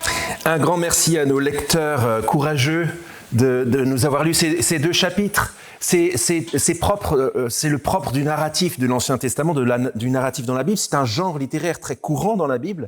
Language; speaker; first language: French; native; French